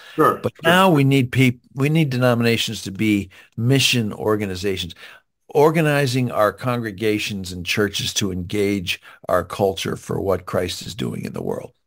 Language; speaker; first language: English; native; English